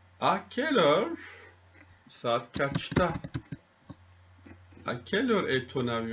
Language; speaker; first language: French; non-native, fluent; Turkish